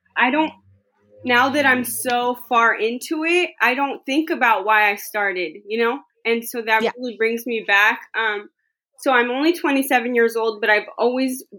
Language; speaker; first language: English; native; English